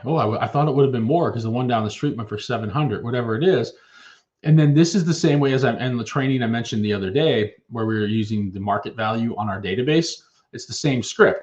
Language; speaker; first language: English; native; English